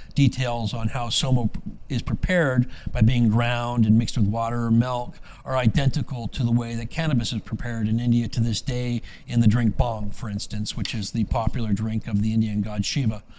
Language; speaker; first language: English; native; English